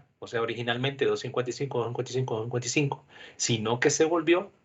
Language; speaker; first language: Spanish; native; Spanish